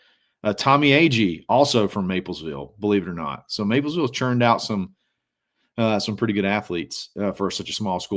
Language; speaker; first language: English; native; English